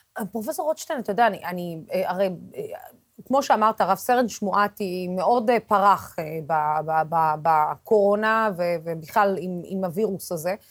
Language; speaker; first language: Hebrew; non-native, local second language; Arabic